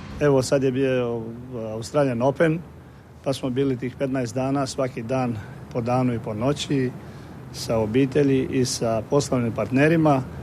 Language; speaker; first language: Croatian; native; Croatian